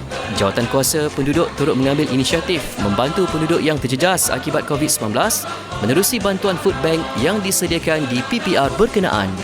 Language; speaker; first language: Malay; native; Malay